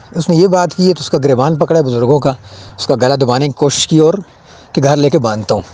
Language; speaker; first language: Urdu; non-native, local second language; Khowar